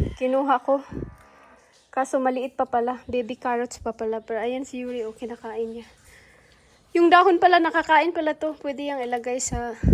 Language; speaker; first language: Filipino; non-native, local second language; Cebuano